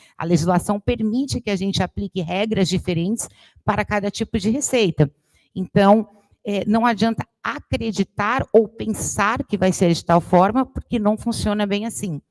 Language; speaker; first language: Portuguese; native; Portuguese